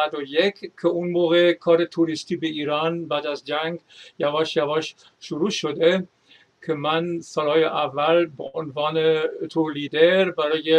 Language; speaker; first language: Persian; non-native, fluent; German